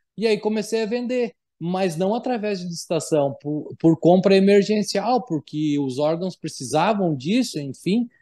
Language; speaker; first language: Portuguese; native; Portuguese